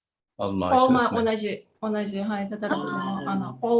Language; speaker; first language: Japanese; non-native, fluent; Tatar